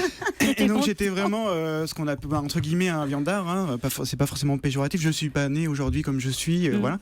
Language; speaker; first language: French; native; French